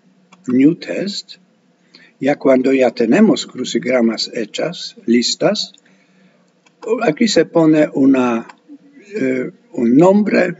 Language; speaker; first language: Spanish; non-native, fluent; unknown